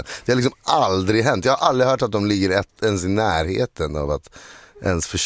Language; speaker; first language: Swedish; native; Swedish